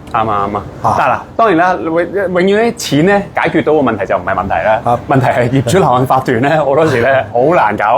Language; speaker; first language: Cantonese; native; Cantonese